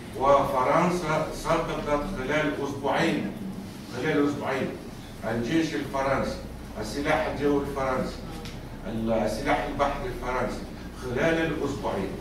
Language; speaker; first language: Arabic; non-native, fluent; Russian